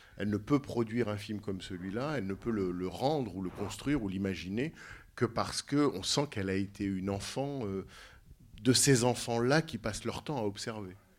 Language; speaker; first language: French; native; French